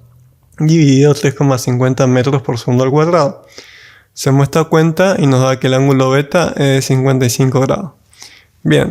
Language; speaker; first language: Spanish; native; Spanish